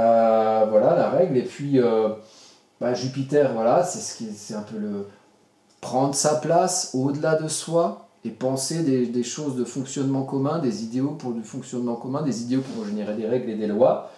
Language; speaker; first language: French; native; French